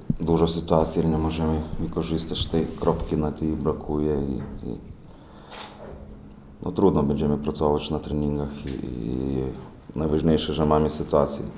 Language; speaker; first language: Polish; non-native, learner; Lithuanian